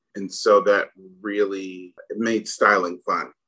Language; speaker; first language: English; native; English